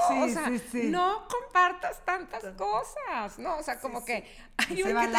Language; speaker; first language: Spanish; native; Spanish